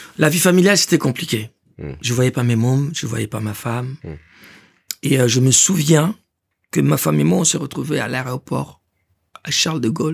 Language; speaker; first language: French; non-native, local second language; Lingala